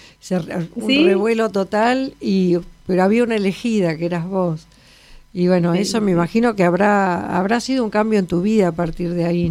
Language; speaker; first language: Spanish; native; Spanish